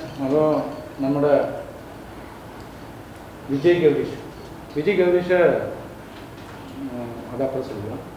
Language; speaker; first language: Tamil; non-native, learner; Malayalam